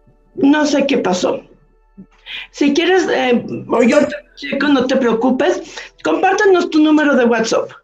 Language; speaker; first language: Spanish; native; Spanish